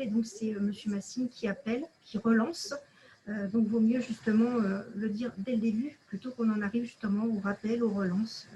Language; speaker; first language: French; native; French